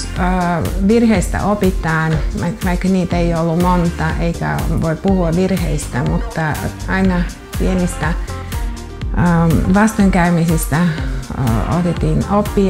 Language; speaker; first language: Finnish; non-native, fluent; Russian